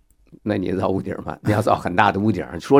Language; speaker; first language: Chinese; native; Chinese